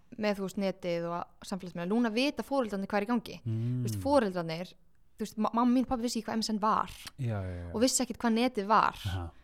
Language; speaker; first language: Icelandic; native; Icelandic